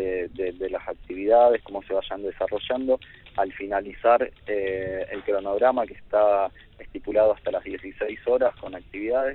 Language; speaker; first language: Spanish; native; Spanish